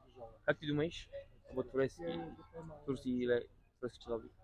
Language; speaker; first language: Russian; non-native, learner; Turkish